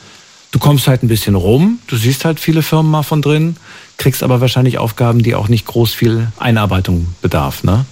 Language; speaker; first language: German; native; German